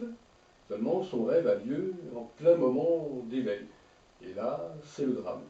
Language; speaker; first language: French; native; French